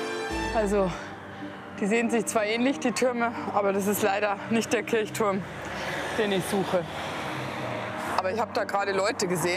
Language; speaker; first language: German; native; German